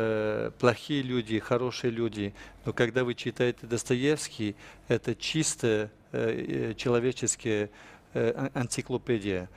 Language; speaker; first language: Russian; non-native, fluent; French